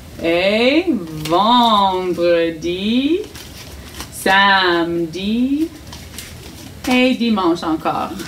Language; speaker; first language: French; non-native, fluent; English